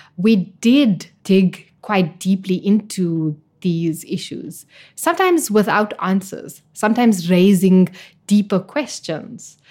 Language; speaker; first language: English; native; English